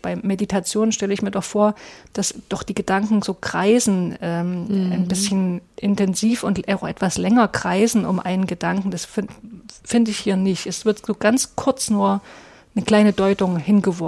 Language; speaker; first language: German; native; German